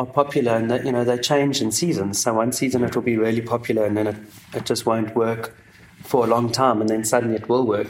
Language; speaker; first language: English; native; English